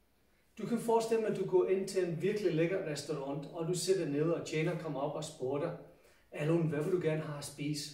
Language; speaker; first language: Danish; non-native, fluent; English